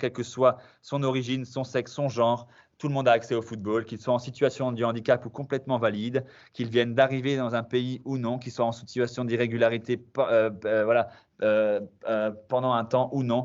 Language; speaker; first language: French; native; French